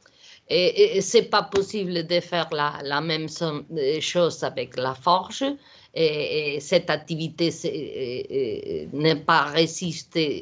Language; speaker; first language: French; non-native, learner; Portuguese